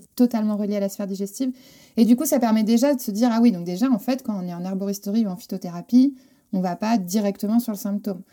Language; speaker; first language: French; non-native, fluent; Spanish